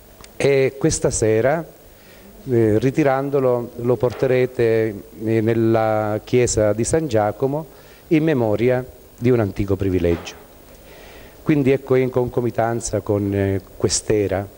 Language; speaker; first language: Italian; native; Italian